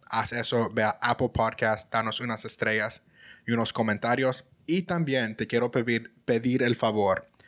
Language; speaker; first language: Spanish; early bilingual, heritage; Spanish